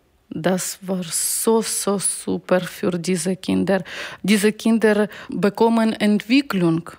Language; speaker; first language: German; non-native, learner; Ukrainian